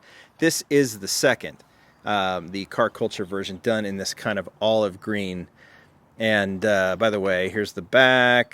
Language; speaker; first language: English; native; English